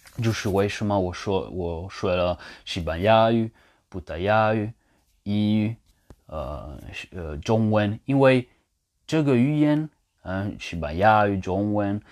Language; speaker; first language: Chinese; non-native, learner; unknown